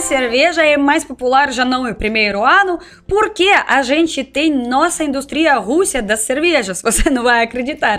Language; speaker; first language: Portuguese; non-native, fluent; Russian